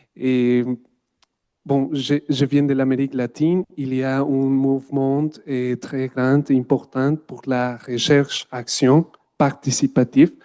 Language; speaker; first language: French; non-native, learner; Spanish